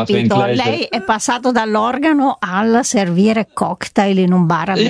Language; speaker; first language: Italian; native; Italian